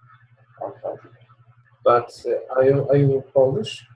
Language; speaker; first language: English; non-native, learner; Polish